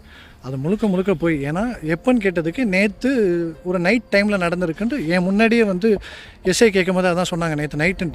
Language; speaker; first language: Tamil; native; Tamil